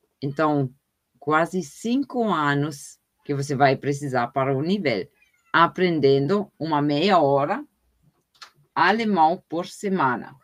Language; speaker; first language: Portuguese; non-native, fluent; German